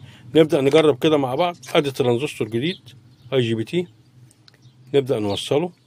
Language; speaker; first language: Arabic; native; Arabic